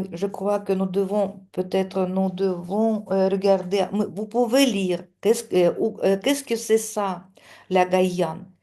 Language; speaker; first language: French; non-native, fluent; Russian